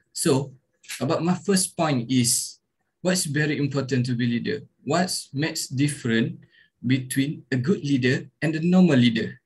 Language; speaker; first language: English; non-native, local second language; Malay